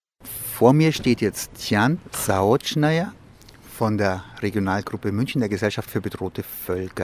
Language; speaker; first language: German; native; German